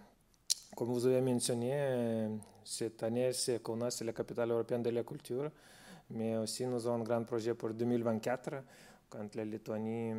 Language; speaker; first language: French; non-native, fluent; Lithuanian